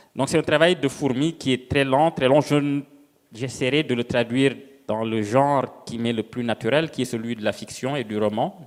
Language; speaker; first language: French; non-native, local second language; Serer